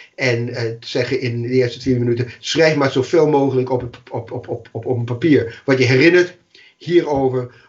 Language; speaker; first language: Dutch; non-native, fluent; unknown